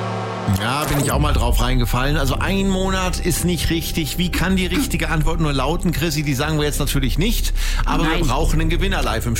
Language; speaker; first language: German; native; German